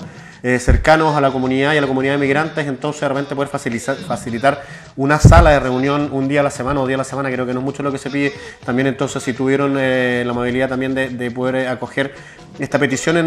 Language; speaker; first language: Spanish; native; Spanish